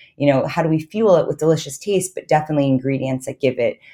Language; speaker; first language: English; native; English